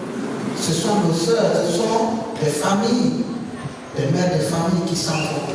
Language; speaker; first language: French; non-native, local second language; Wolof